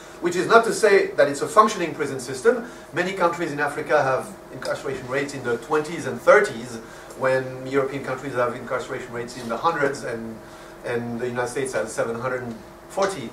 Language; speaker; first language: English; non-native, fluent; French